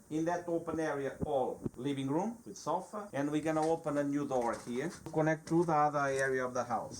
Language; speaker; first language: English; non-native, fluent; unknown